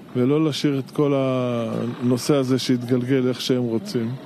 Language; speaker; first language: Hebrew; native; Hebrew